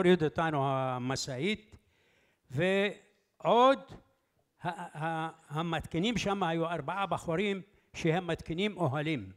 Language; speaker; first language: Hebrew; early bilingual, other home language; Arabic